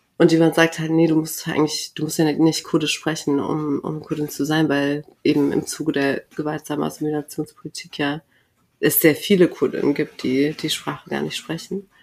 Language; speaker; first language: German; early bilingual, other home language; Turkish